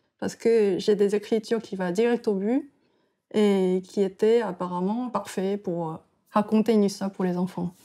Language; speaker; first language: French; non-native, fluent; Korean